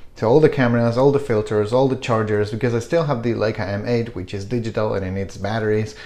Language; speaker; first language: English; non-native, fluent; Spanish